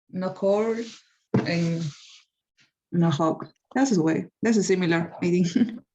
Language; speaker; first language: English; non-native, learner; Spanish